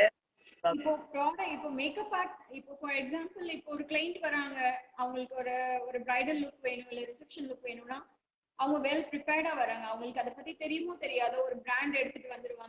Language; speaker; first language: Tamil; native; Tamil